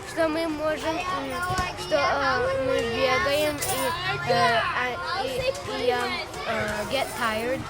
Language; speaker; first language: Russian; early bilingual, heritage; Russian